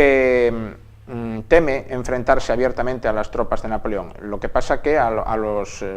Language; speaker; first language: Spanish; native; Spanish